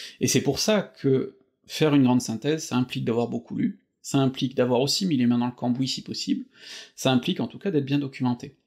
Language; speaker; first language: French; native; French